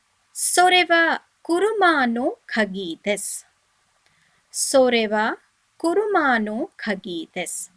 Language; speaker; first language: Japanese; non-native, fluent; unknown